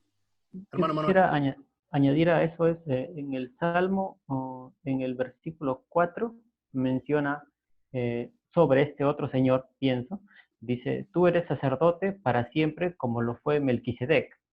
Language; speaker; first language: Spanish; native; Spanish